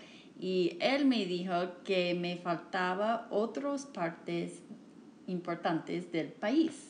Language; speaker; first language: Spanish; non-native, fluent; English